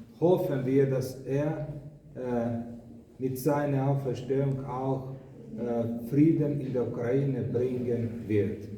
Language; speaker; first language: German; non-native, fluent; Greek